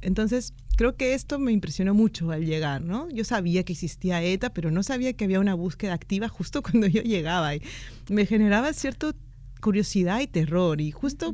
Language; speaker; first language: Spanish; native; Spanish